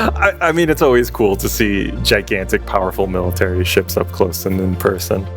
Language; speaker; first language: English; native; English